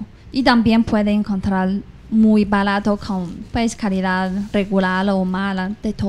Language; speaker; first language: Spanish; non-native, fluent; Chinese